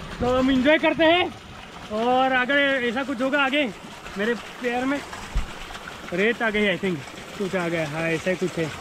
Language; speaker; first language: Hindi; non-native, local second language; Gujarati